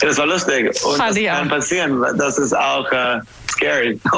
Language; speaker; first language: German; non-native, learner; English